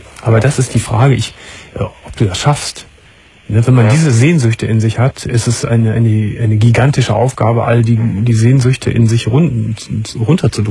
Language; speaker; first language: German; native; German